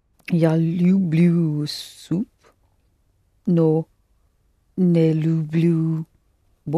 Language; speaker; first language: Russian; non-native, learner; English